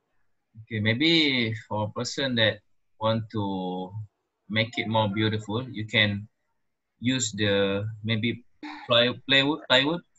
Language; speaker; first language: English; non-native, local second language; Malay